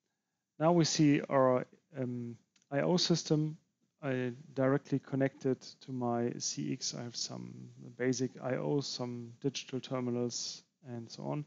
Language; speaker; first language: English; non-native, fluent; German